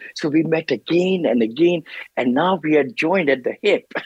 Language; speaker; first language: English; non-native, local second language; Hindi